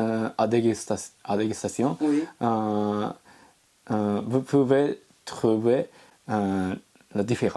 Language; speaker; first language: French; non-native, learner; Japanese